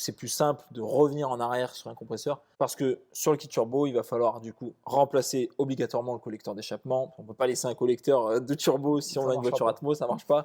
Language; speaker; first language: French; native; French